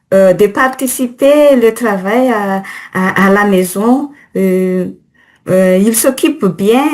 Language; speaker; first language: French; non-native, learner; Malagasy